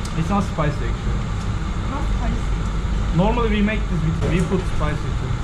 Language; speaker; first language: English; non-native, fluent; Turkish